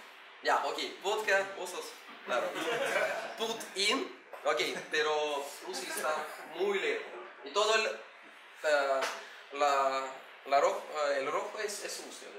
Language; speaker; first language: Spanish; non-native, learner; Russian